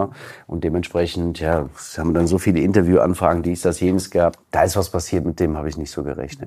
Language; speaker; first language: German; native; German